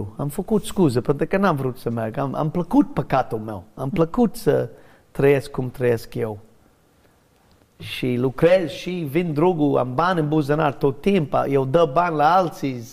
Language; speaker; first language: Romanian; non-native, learner; English